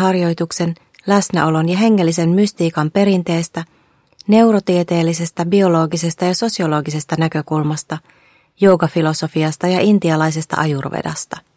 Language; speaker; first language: Finnish; native; Finnish